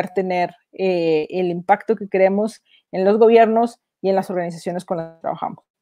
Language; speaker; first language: Spanish; native; Spanish